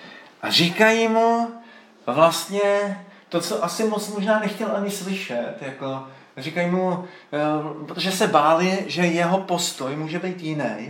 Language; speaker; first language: Czech; native; Czech